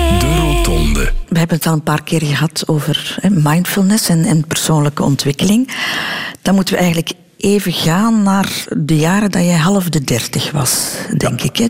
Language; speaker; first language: Dutch; native; Dutch